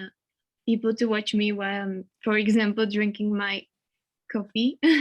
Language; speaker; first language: English; non-native, learner; Czech